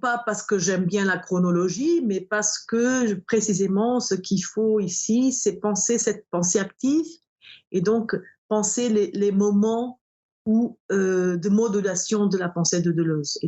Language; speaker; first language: French; non-native, fluent; Portuguese